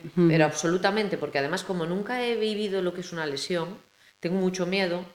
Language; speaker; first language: Spanish; native; Spanish